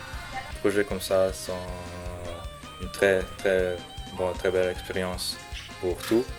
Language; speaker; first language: French; non-native, learner; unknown